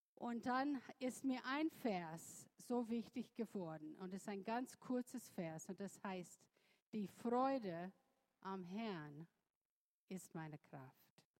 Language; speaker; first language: German; non-native, fluent; English